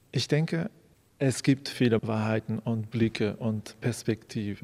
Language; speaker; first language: German; non-native, fluent; Japanese